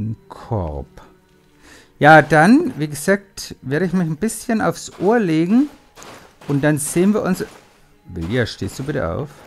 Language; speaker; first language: German; native; German